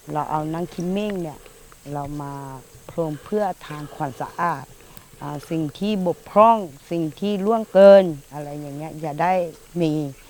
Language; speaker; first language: Thai; non-native, local second language; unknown